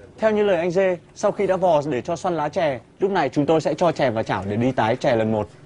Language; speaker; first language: Vietnamese; native; Vietnamese